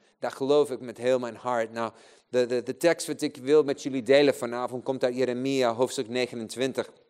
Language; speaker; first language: Dutch; non-native, fluent; English